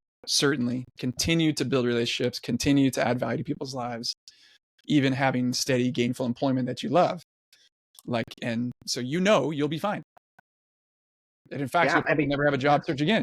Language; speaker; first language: English; native; English